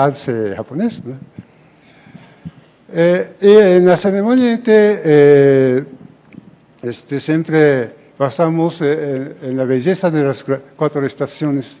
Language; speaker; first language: Spanish; non-native, fluent; Japanese